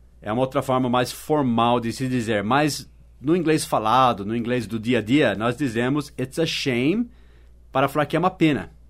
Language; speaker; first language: Portuguese; non-native, fluent; English